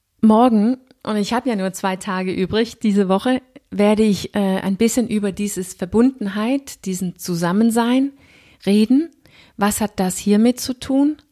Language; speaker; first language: German; non-native, fluent; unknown